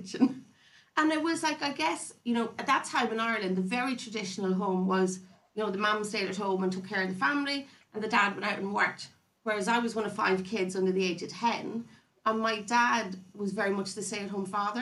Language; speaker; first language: English; native; English